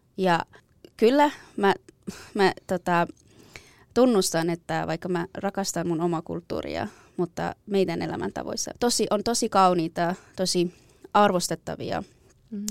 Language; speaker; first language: Finnish; non-native, fluent; Persian